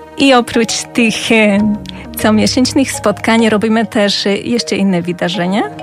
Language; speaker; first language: Polish; non-native, fluent; Hungarian